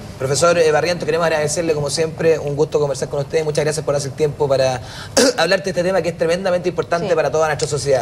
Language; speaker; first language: Spanish; native; Spanish